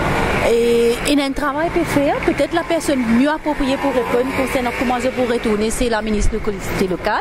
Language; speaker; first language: French; non-native, local second language; Morisyen